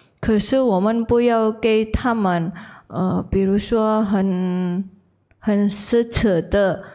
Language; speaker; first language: Chinese; non-native, learner; Indonesian